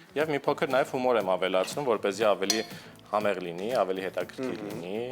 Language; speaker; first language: Armenian; native; Armenian